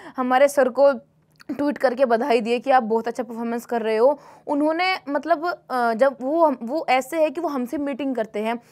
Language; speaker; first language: Hindi; native; Hindi